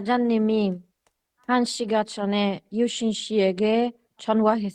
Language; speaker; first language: Korean; non-native, learner; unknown